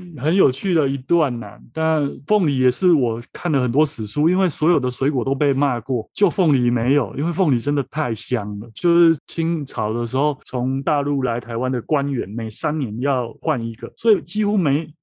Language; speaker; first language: Chinese; non-native, local second language; Min Nan Chinese